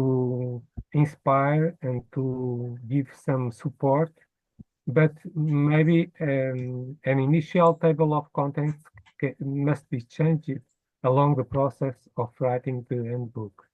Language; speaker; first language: English; non-native, fluent; Portuguese